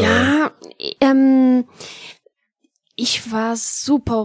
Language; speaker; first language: German; non-native, fluent; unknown